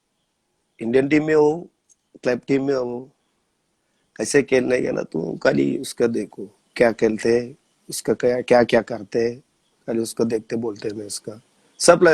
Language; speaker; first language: Hindi; non-native, local second language; Malayalam